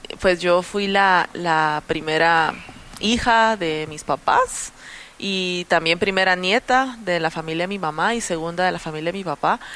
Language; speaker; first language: Spanish; native; Spanish